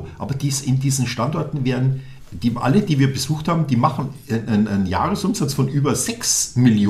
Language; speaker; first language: German; native; German